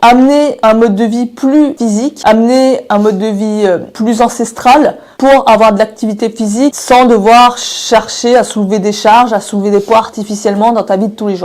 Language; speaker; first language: French; native; French